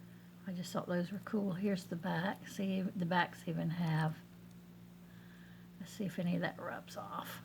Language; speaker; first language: English; native; English